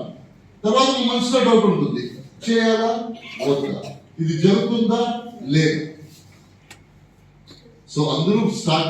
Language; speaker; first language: Telugu; non-native, fluent; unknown